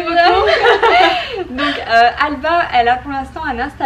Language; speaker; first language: French; native; French